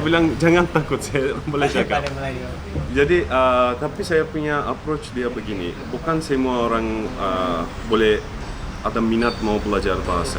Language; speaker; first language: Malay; non-native, fluent; Turkish